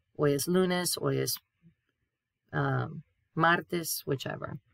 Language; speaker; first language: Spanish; non-native, fluent; English